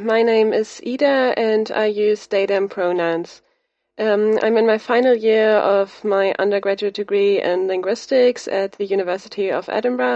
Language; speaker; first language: English; non-native, fluent; German